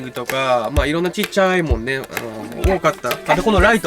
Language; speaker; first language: Japanese; native; Japanese